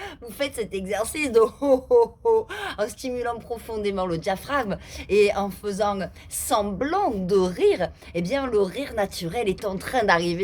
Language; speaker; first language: French; native; French